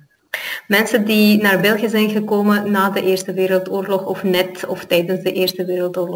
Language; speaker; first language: Dutch; non-native, fluent; Armenian